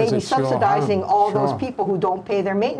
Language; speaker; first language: English; native; English